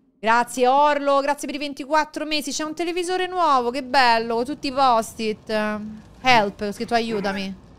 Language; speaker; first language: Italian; native; Italian